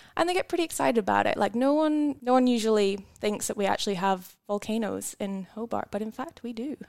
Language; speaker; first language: English; native; English